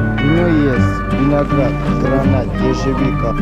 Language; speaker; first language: Russian; non-native, fluent; Armenian